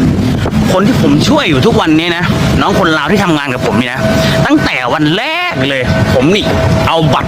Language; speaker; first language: Thai; native; Thai